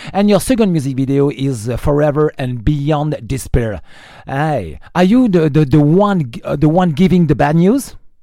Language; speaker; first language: English; non-native, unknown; French